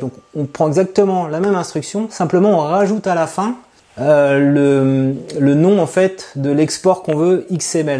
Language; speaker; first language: French; native; French